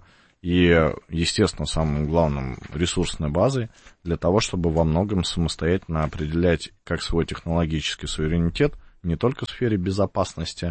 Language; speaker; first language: Russian; native; Russian